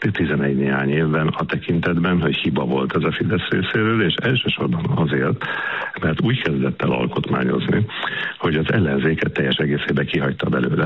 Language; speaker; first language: Hungarian; native; Hungarian